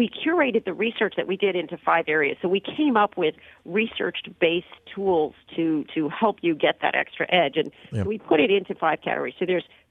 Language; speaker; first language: English; native; English